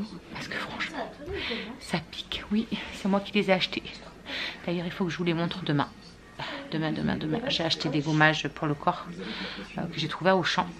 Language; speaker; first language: French; native; French